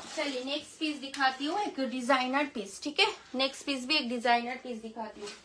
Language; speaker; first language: Hindi; non-native, local second language; Bangla